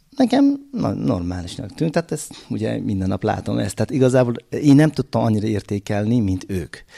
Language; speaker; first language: Hungarian; non-native, fluent; Turkish